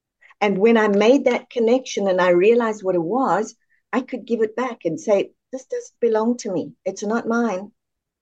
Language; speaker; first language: English; native; English